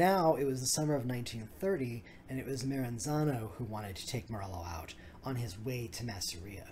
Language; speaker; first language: English; native; English